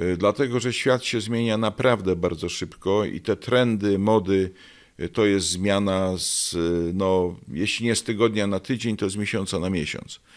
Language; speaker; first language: Polish; native; Polish